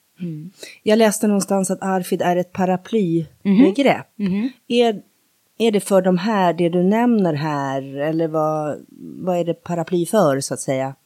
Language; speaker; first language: Swedish; native; Swedish